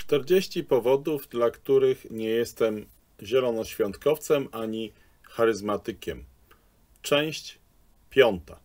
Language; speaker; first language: Polish; native; Polish